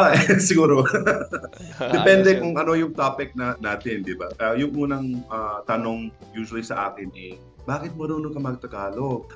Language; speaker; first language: Filipino; non-native, local second language; English